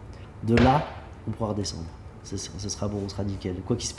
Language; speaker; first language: French; native; French